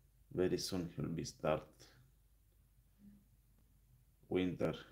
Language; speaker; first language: English; non-native, learner; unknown